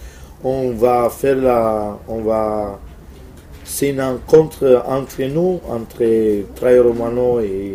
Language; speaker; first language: French; non-native, fluent; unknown